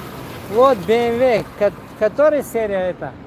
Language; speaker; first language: Russian; non-native, local second language; Tajik